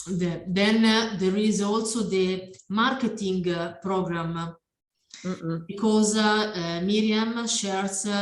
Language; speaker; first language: English; non-native, learner; Italian